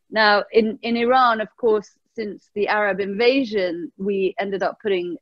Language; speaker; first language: English; early bilingual, other home language; Persian